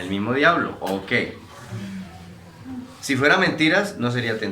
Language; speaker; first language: Spanish; native; Spanish